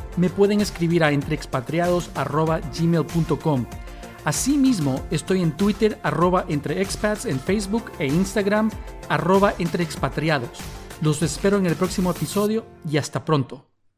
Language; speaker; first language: Spanish; native; Spanish